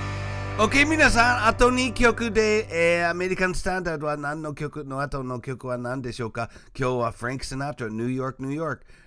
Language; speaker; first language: Japanese; non-native, fluent; English